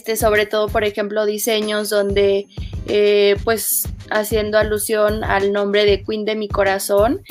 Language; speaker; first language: Spanish; native; Spanish